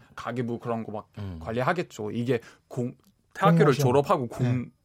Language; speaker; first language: Korean; non-native, fluent; Swedish